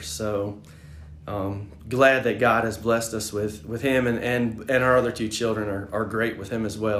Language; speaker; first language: English; native; English